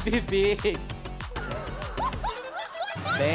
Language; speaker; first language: Filipino; native; Filipino